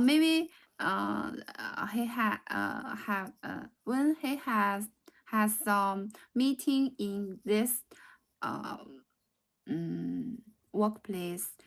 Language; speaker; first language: English; non-native, learner; Chinese